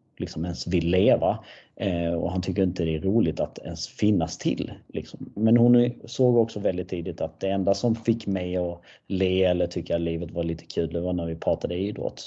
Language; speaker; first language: Swedish; native; Swedish